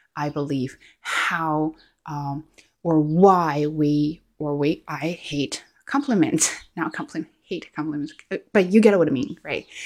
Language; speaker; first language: English; non-native, fluent; Chinese